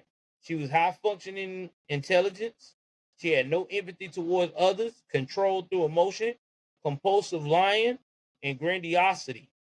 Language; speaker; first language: English; native; English